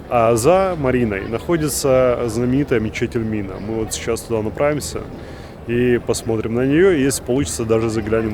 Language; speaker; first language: Russian; native; Russian